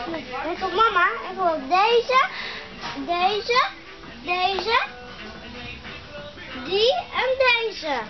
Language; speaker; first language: Dutch; early bilingual, other home language; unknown